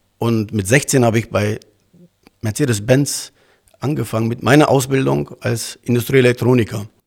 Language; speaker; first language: German; early bilingual, other home language; Turkish